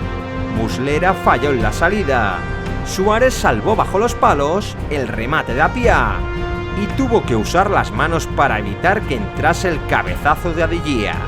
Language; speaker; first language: Spanish; native; Spanish